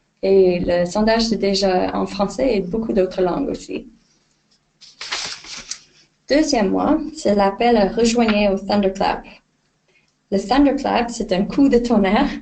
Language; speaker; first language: French; non-native, fluent; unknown